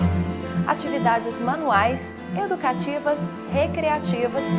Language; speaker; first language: Portuguese; native; Portuguese